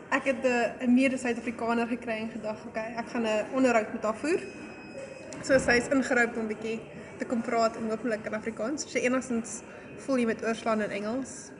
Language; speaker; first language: Afrikaans; native; Afrikaans